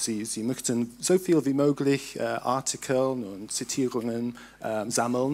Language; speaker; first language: German; non-native, fluent; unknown